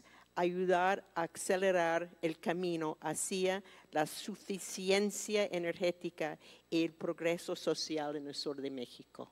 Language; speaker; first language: Spanish; non-native, fluent; English